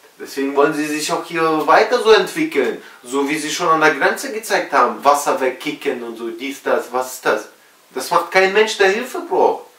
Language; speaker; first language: German; early bilingual, other home language; Russian